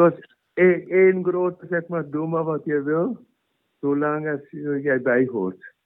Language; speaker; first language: Dutch; non-native, fluent; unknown